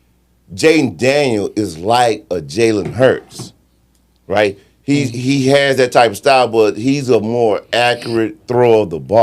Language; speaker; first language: English; native; English